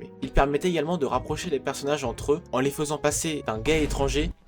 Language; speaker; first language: French; native; French